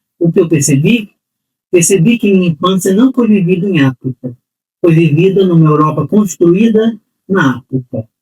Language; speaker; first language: Portuguese; native; Portuguese